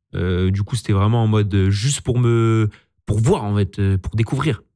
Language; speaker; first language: French; native; French